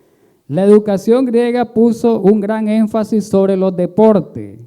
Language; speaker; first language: Spanish; native; Spanish